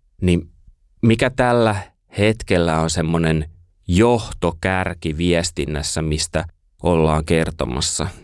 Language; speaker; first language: Finnish; native; Finnish